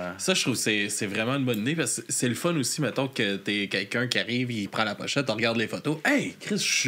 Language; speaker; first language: French; native; French